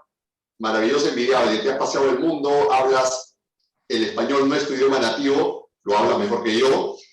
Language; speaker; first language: Spanish; native; Spanish